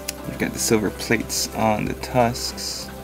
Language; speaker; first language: English; native; English